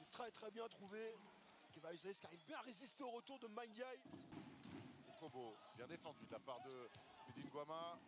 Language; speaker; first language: French; native; French